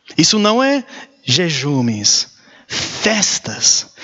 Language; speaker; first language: Portuguese; non-native, learner; English